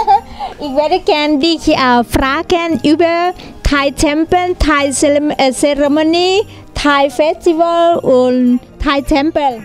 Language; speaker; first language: German; non-native, learner; Thai